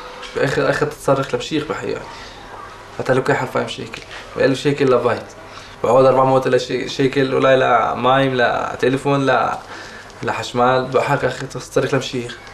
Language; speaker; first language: Hebrew; non-native, local second language; Arabic